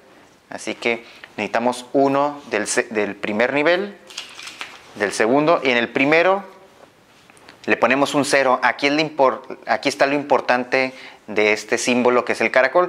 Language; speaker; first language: Spanish; native; Spanish